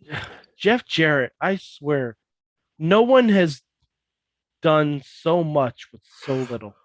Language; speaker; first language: English; native; English